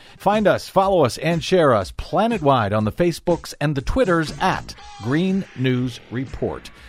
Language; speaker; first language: English; native; English